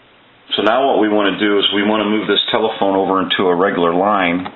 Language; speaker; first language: English; native; English